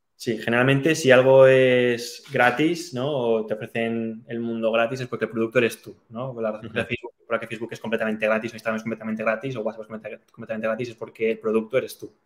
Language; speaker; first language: Spanish; native; Spanish